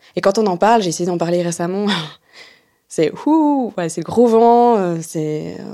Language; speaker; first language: French; native; French